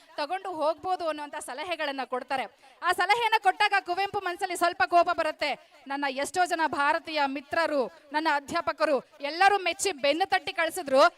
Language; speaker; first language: Kannada; native; Kannada